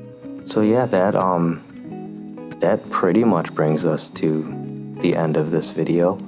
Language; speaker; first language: English; native; English